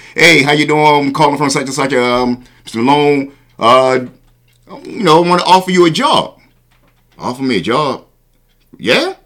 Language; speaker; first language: English; native; English